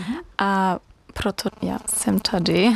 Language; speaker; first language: Czech; non-native, learner; German